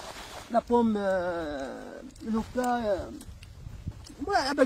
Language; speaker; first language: French; non-native, learner; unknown